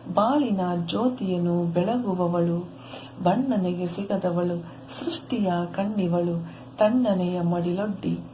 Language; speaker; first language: Kannada; native; Kannada